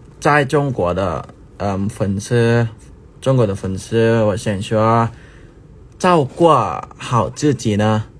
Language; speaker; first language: Chinese; non-native, learner; Thai